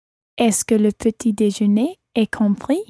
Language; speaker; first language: French; non-native, learner; English